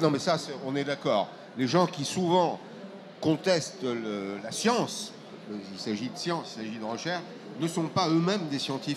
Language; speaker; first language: French; native; French